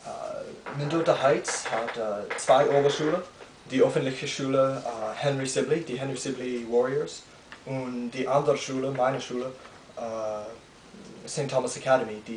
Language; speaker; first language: German; non-native, learner; English